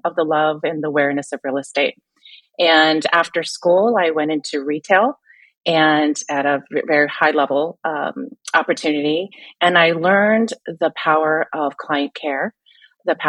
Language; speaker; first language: English; native; English